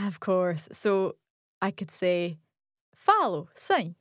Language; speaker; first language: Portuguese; non-native, learner; English